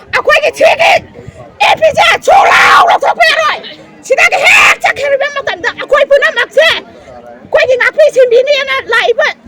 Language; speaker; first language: Manipuri; native; Manipuri